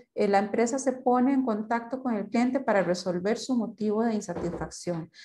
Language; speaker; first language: Spanish; native; Spanish